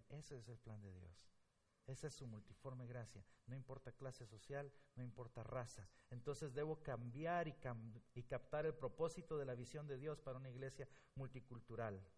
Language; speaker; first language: Spanish; native; Spanish